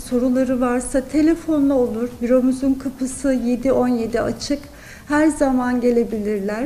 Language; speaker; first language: Turkish; native; Turkish